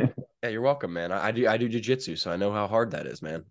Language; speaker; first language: English; native; English